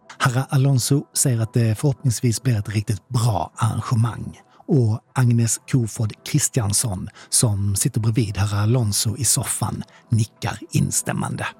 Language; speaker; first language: Swedish; native; Swedish